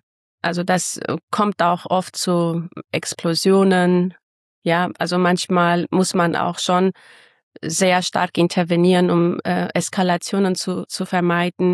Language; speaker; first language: German; non-native, fluent; Armenian